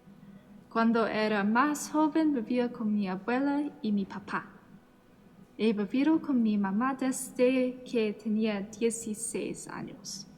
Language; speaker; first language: Spanish; non-native, learner; English